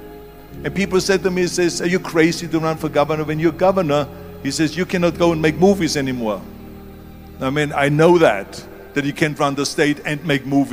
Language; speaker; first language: English; non-native, fluent; German